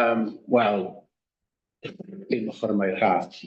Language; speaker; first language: Welsh; native; Welsh